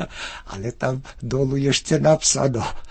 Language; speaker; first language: Czech; early bilingual, heritage; Czech